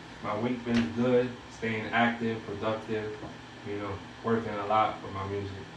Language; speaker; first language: English; early bilingual, other home language; Spanish